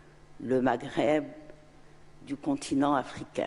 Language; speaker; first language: French; non-native, local second language; Arabic